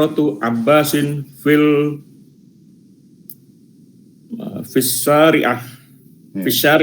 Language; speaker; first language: Arabic; non-native, learner; Indonesian